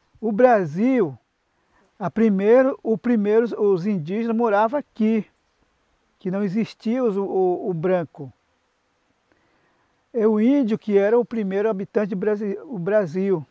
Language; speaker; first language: Portuguese; non-native, local second language; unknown